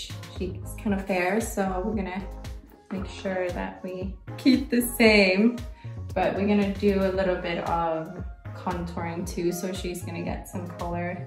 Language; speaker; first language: English; non-native, fluent; Swedish